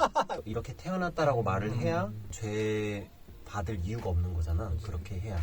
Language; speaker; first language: Korean; native; Korean